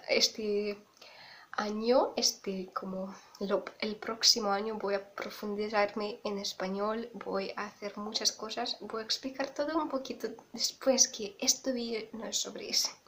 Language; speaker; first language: Spanish; non-native, fluent; Russian